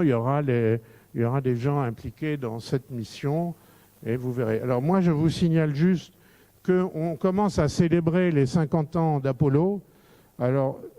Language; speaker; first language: French; native; French